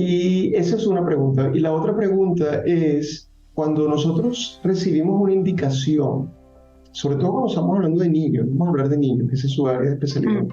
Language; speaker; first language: Spanish; native; Spanish